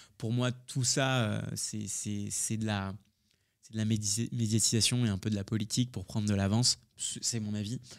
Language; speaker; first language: French; early bilingual, other home language; Hindi